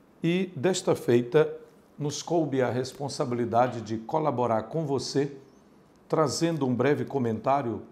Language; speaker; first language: Portuguese; native; Portuguese